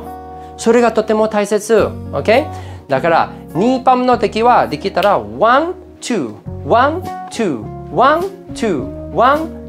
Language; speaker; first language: Japanese; non-native, fluent; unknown